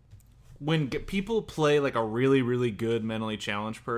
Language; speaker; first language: English; native; English